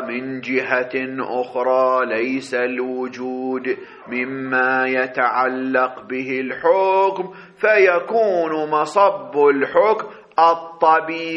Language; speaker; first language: Arabic; native; Arabic